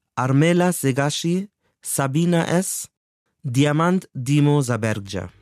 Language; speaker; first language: German; native; German